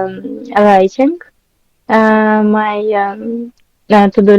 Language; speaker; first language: English; non-native, learner; Russian